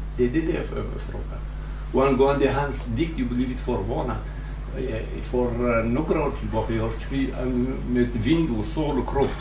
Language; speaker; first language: Swedish; non-native, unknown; Kurdish